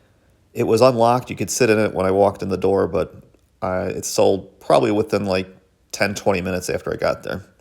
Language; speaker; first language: English; native; English